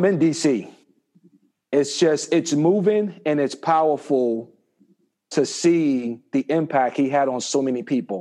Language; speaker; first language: English; native; English